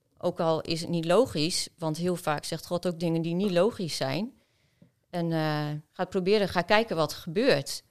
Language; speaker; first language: Dutch; native; Dutch